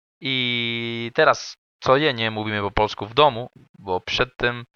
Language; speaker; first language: Polish; non-native, learner; Spanish